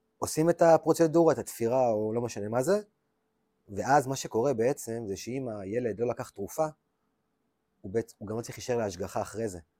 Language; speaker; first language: Hebrew; native; Hebrew